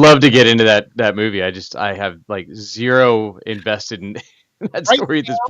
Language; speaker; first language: English; native; English